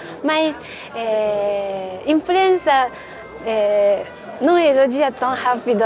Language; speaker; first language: Portuguese; non-native, fluent; Japanese